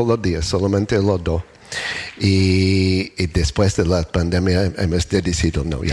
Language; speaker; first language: Spanish; non-native, learner; English